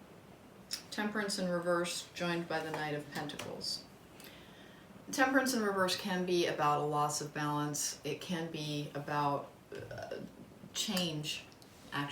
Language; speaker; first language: English; native; English